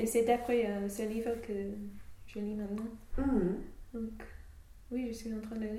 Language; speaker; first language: French; non-native, fluent; English